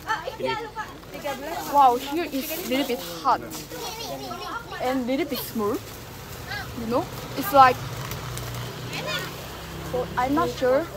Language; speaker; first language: English; non-native, learner; Korean